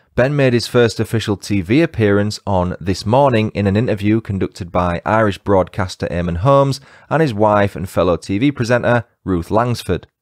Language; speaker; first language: English; native; English